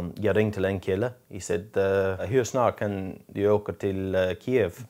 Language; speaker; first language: Swedish; non-native, fluent; English